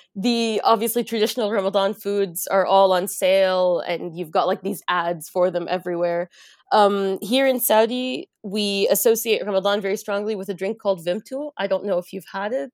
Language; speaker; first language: English; native; English